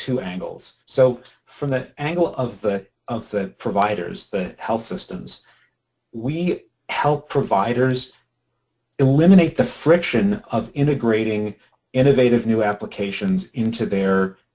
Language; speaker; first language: English; native; English